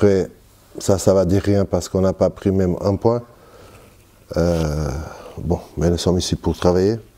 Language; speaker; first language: French; non-native, fluent; Portuguese